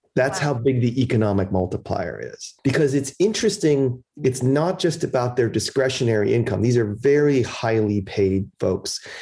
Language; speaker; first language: English; early bilingual, other home language; German